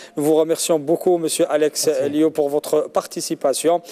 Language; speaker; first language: French; non-native, local second language; Arabic